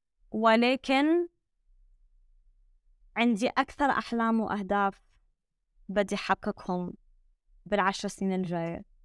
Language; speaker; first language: Arabic; early bilingual, other home language; French